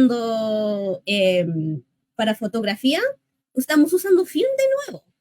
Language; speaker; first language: Spanish; early bilingual, heritage; English